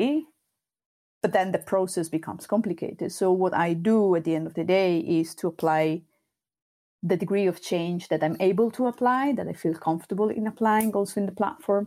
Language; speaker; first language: English; non-native, fluent; Sardinian